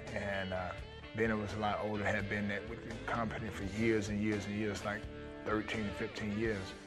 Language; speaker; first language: English; native; English